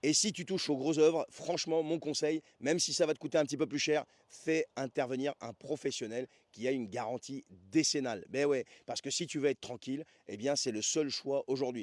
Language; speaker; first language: French; native; French